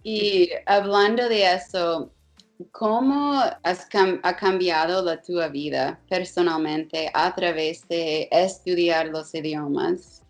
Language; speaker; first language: Spanish; non-native, fluent; English